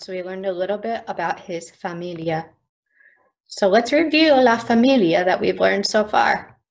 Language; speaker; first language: English; native; English